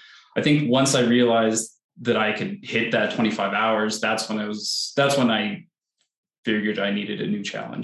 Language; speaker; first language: English; native; English